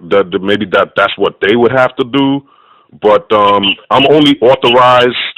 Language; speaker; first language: English; native; English